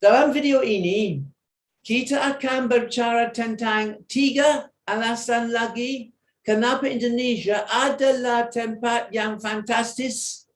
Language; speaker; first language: Indonesian; non-native, fluent; English